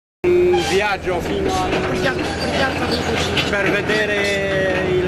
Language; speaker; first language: Italian; non-native, learner; Albanian